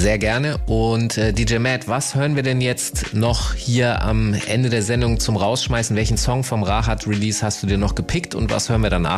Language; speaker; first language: German; native; German